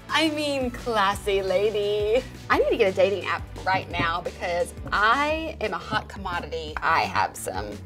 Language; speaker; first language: English; native; English